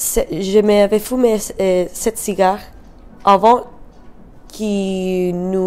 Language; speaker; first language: French; non-native, learner; Spanish